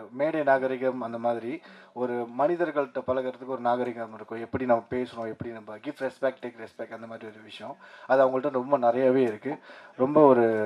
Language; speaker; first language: Tamil; early bilingual, heritage; Tamil